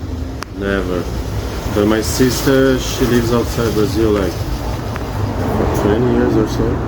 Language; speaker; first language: English; non-native, fluent; Portuguese